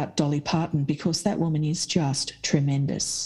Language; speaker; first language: English; native; English